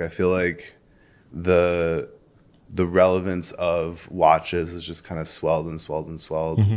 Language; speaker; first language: English; native; English